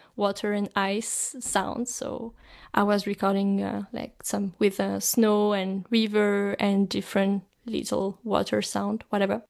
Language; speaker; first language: English; non-native, fluent; French